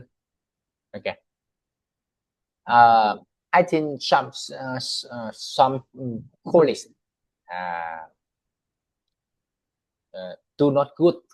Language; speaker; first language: English; non-native, learner; Vietnamese